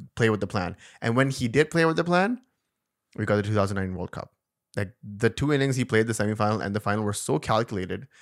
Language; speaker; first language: English; non-native, local second language; Urdu